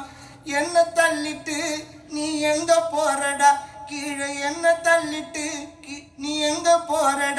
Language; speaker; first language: Tamil; native; Tamil